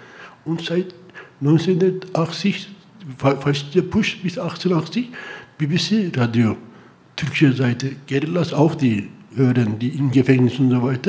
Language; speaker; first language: German; non-native, learner; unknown